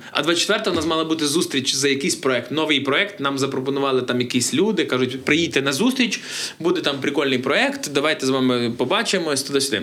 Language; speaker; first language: Ukrainian; native; Ukrainian